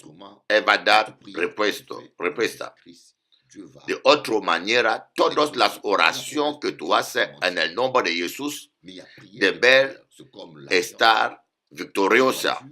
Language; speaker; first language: Spanish; non-native, learner; French